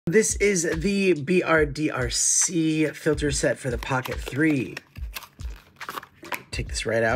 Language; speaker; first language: English; native; English